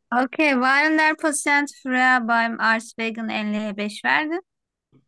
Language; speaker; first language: German; non-native, learner; Turkish